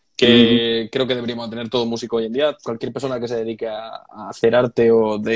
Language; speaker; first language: Spanish; native; Spanish